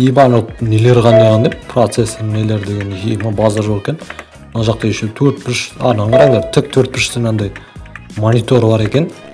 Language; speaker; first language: Kazakh; native; Kazakh